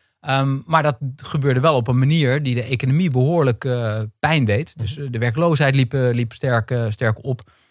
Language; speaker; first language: Dutch; native; Dutch